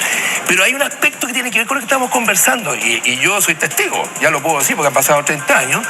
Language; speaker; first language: Spanish; native; Spanish